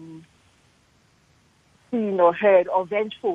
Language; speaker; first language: English; non-native, local second language; Zulu